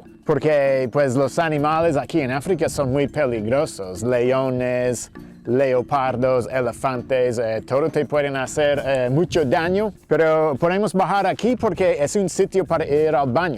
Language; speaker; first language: Spanish; non-native, fluent; English